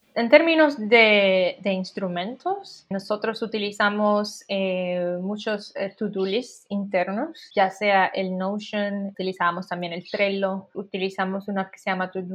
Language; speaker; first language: Spanish; native; Spanish